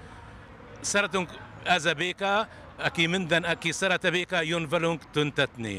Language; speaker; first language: Hungarian; non-native, learner; Arabic